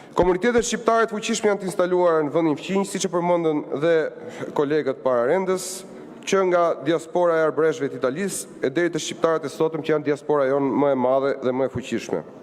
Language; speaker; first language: Albanian; native; Albanian